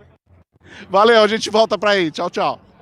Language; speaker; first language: Portuguese; native; Portuguese